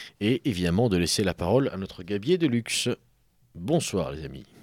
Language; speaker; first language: French; native; French